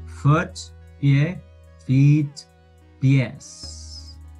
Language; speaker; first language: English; non-native, fluent; Spanish